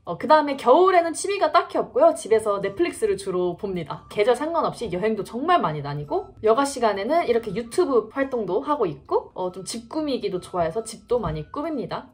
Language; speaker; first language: Korean; native; Korean